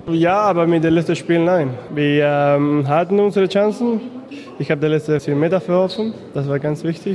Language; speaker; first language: German; non-native, fluent; Spanish